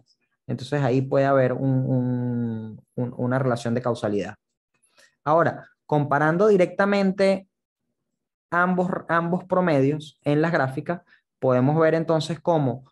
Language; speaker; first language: Spanish; native; Spanish